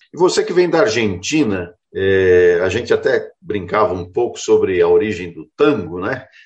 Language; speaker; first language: Portuguese; native; Portuguese